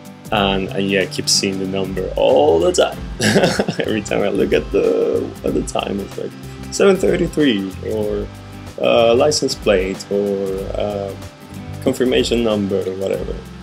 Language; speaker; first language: English; non-native, fluent; Spanish